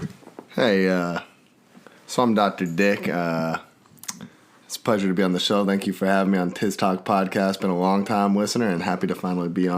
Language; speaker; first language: English; native; English